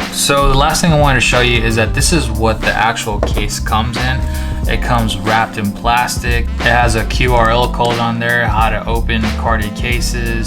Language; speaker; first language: English; native; English